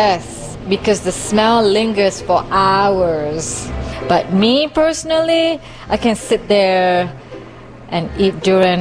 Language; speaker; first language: English; non-native, local second language; Malay